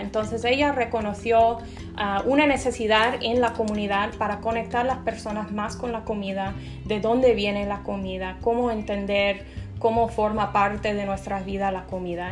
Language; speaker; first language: Spanish; non-native, fluent; English